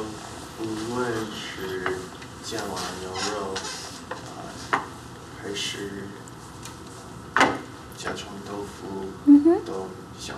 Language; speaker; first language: Chinese; non-native, learner; English